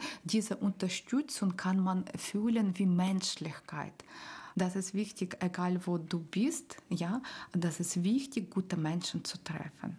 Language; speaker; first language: German; non-native, learner; Ukrainian